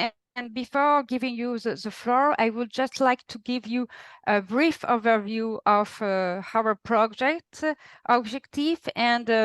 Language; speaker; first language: English; non-native, fluent; Italian